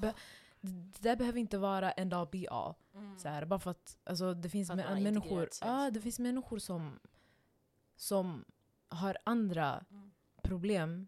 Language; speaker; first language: Swedish; non-native, local second language; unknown